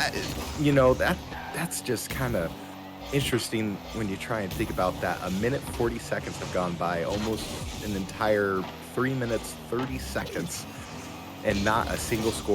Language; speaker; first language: English; native; English